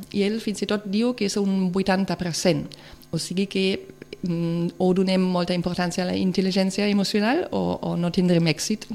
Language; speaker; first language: Catalan; non-native, local second language; Spanish